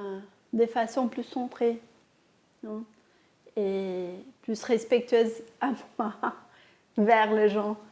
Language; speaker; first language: French; non-native, fluent; Portuguese